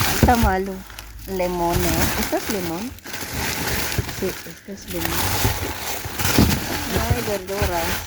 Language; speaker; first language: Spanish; non-native, fluent; Filipino